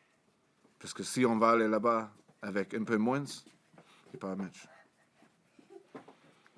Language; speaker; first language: French; non-native, fluent; English